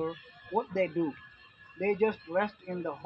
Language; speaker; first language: English; non-native, local second language; Urdu